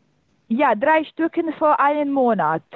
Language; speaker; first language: German; non-native, learner; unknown